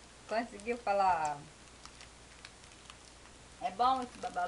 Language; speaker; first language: Portuguese; native; Portuguese